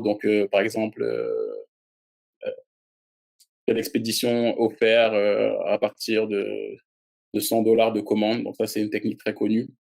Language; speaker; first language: French; native; French